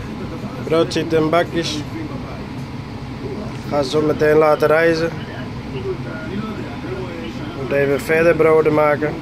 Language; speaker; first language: Dutch; non-native, fluent; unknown